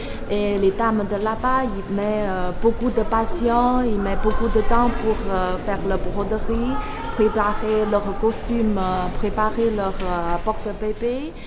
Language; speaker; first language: French; non-native, learner; Chinese